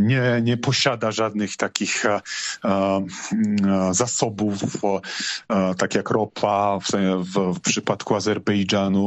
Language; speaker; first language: Polish; non-native, fluent; Georgian